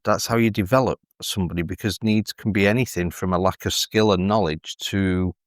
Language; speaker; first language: English; native; English